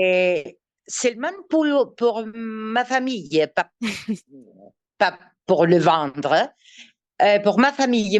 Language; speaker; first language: French; non-native, learner; Greek